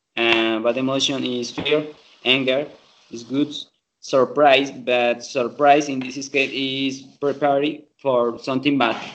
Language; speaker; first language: English; non-native, learner; Spanish